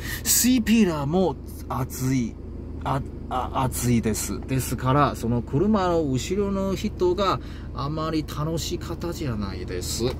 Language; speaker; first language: Japanese; non-native, learner; Chinese